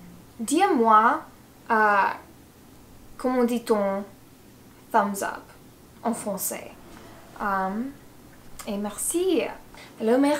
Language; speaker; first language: French; non-native, learner; English